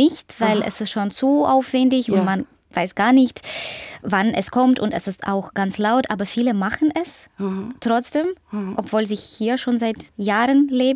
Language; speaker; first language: German; non-native, fluent; Ukrainian